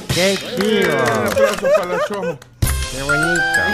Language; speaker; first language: Spanish; native; Spanish